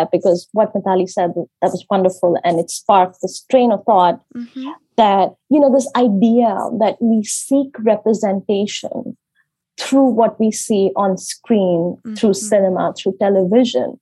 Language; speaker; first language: English; non-native, local second language; Hindi